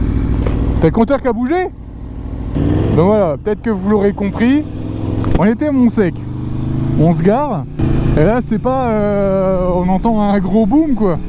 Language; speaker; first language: French; native; French